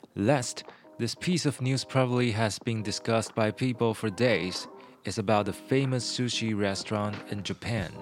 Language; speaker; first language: English; non-native, fluent; Chinese